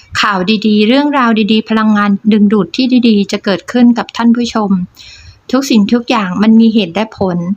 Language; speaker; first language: Thai; native; Thai